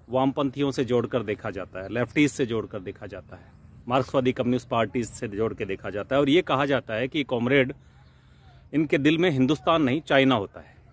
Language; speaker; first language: Hindi; native; Hindi